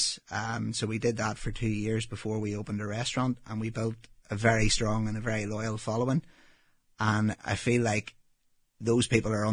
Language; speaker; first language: English; native; English